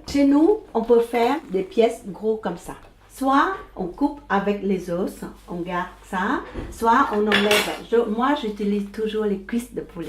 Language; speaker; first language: French; early bilingual, other home language; Vietnamese